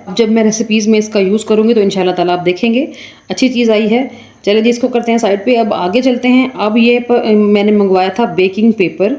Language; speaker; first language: Urdu; native; Urdu